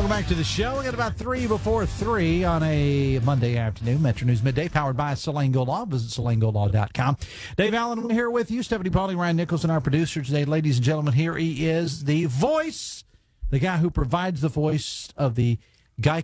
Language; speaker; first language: English; native; English